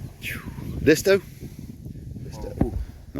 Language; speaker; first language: Spanish; non-native, learner; English